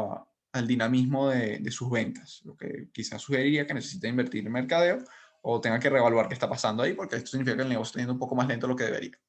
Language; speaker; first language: Spanish; native; Spanish